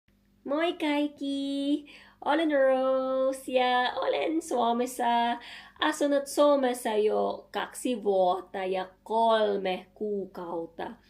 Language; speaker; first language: Finnish; non-native, learner; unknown